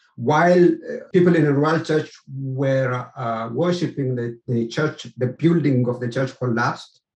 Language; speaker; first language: English; non-native, fluent; Amharic